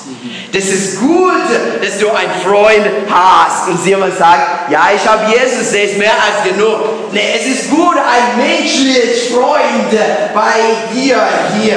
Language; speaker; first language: German; non-native, learner; English